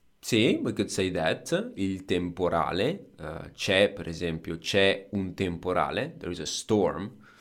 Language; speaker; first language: Italian; native; Italian